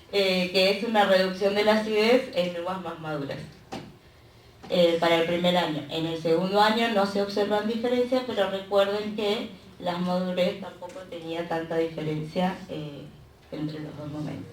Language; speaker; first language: Spanish; native; Spanish